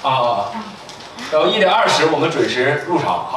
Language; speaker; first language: Chinese; native; Chinese